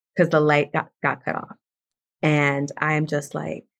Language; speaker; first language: English; early bilingual, other home language; Spanish